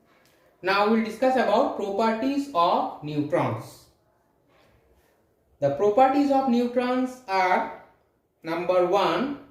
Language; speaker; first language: English; non-native, local second language; Hindi